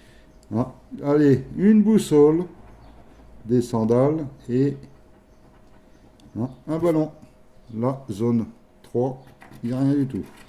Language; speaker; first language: French; native; French